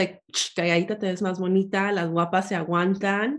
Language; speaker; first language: Spanish; early bilingual, heritage; Spanish